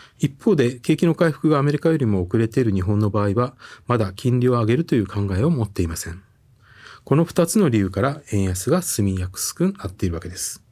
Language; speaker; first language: Japanese; native; Japanese